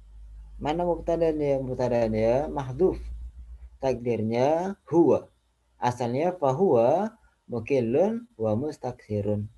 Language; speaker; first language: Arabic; non-native, fluent; Indonesian